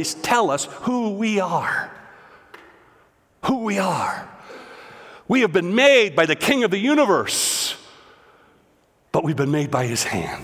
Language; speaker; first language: English; native; English